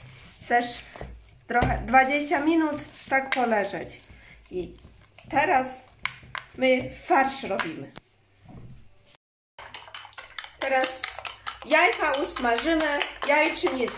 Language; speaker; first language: Polish; non-native, learner; Chinese